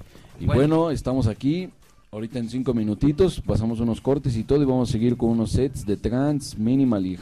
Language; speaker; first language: Spanish; native; Spanish